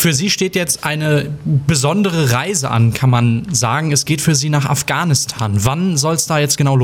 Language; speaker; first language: German; native; German